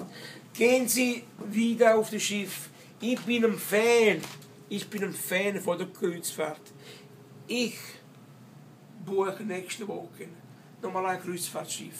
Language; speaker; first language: German; non-native, learner; Italian